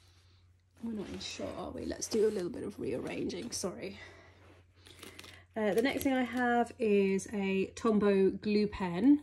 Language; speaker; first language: English; native; English